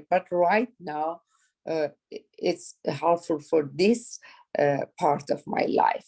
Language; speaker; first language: English; non-native, learner; Persian